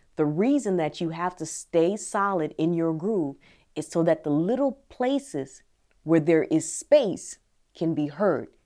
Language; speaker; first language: English; native; English